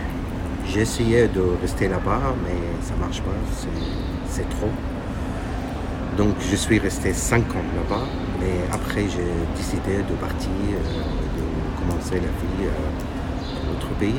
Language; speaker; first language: French; non-native, learner; Arabic